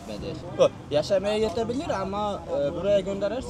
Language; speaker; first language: Turkish; non-native, fluent; Uzbek